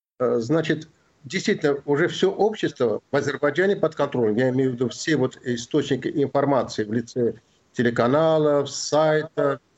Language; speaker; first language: Russian; non-native, local second language; Azerbaijani